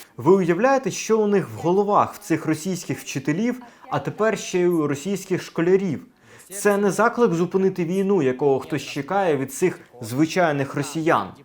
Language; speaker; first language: Ukrainian; native; Ukrainian